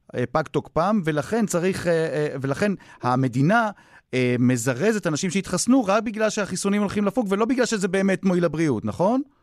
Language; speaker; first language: Hebrew; native; Hebrew